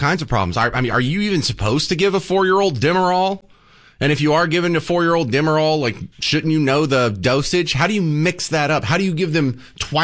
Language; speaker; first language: English; native; English